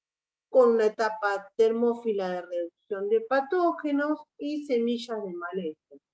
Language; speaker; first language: Spanish; native; Spanish